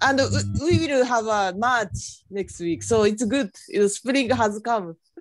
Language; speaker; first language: English; non-native, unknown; Japanese